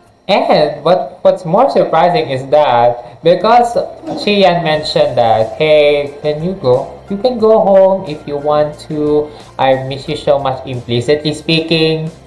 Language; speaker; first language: English; non-native, local second language; Filipino